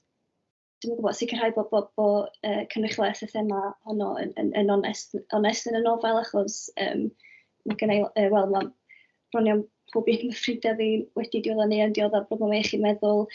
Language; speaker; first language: Welsh; native; Welsh